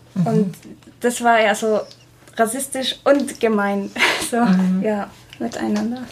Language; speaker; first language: German; non-native, fluent; Arabic